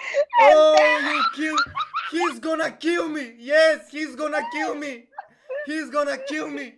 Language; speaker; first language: English; non-native, learner; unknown